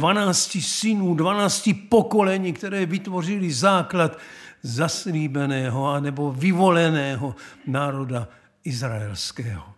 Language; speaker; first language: Czech; native; Czech